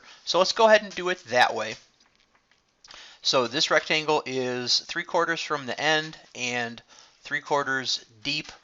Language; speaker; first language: English; native; English